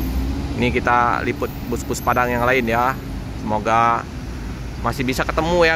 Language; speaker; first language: Indonesian; native; Indonesian